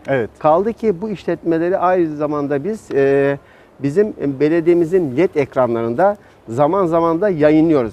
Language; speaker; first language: Turkish; native; Turkish